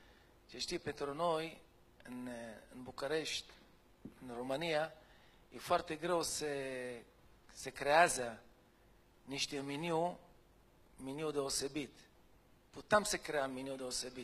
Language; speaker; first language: Romanian; non-native, fluent; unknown